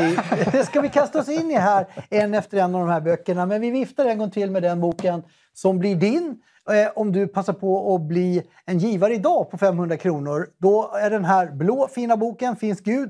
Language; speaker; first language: Swedish; native; Swedish